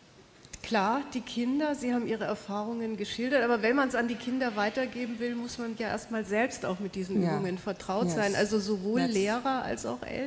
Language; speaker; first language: German; native; German